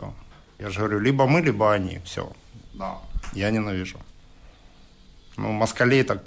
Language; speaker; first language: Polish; non-native, learner; Russian